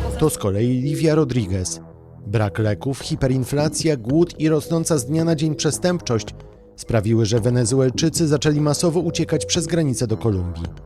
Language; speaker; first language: Polish; native; Polish